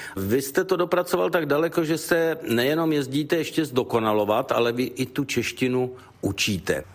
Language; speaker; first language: Czech; native; Czech